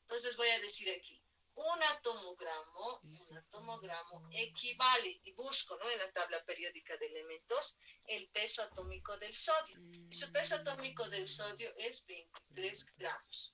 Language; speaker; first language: Spanish; native; Spanish